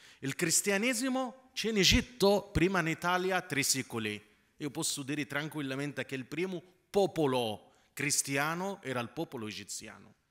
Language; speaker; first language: Italian; non-native, fluent; Arabic